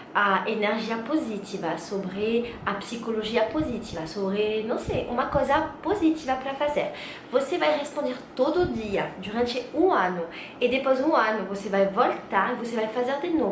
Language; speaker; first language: Portuguese; non-native, learner; French